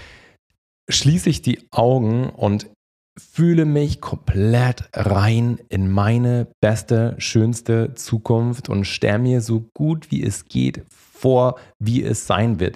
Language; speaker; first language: German; native; German